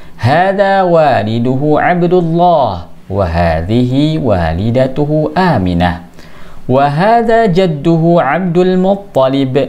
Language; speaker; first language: Arabic; non-native, fluent; Indonesian